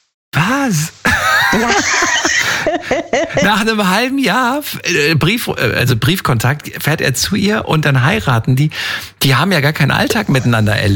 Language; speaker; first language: German; native; German